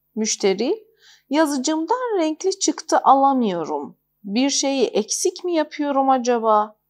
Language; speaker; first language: Turkish; non-native, fluent; Persian